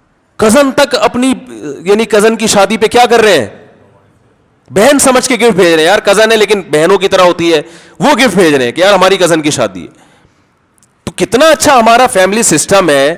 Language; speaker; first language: Urdu; native; Urdu